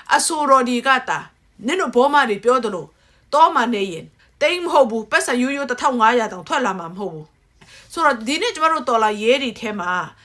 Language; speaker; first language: Burmese; native; Burmese